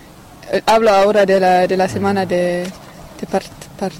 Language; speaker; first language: Spanish; non-native, fluent; French